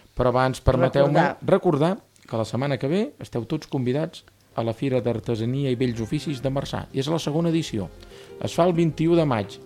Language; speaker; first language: Catalan; native; Catalan